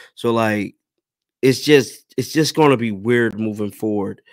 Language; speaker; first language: English; native; English